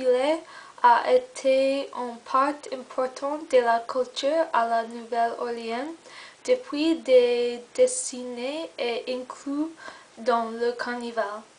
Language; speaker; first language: French; non-native, learner; English